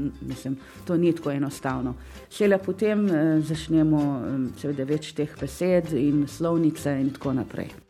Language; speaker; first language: Slovenian; non-native, fluent; Arabic